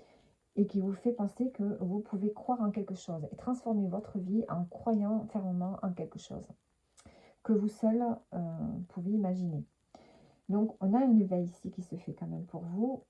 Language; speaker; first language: French; native; French